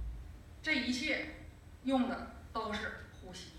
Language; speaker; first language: Chinese; native; Chinese